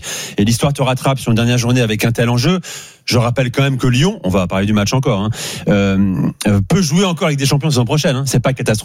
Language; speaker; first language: French; native; French